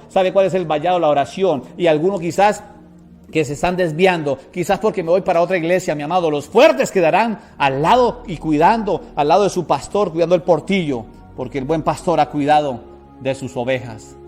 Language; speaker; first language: Spanish; native; Spanish